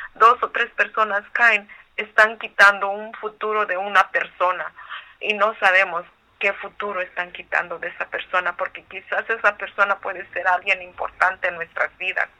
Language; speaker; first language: Spanish; native; Spanish